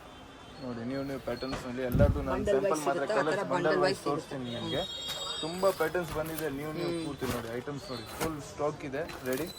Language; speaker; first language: Kannada; non-native, local second language; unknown